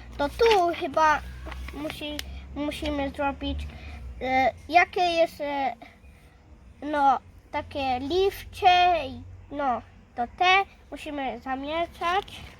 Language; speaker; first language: Polish; early bilingual, heritage; Polish